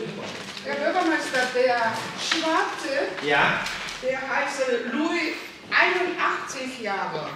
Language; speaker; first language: German; non-native, learner; Korean